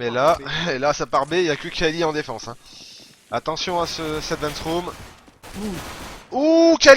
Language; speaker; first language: French; native; French